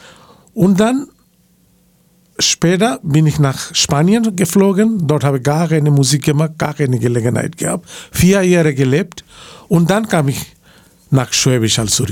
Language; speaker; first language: German; non-native, learner; Bangla